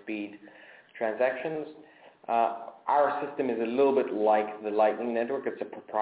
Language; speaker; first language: English; native; English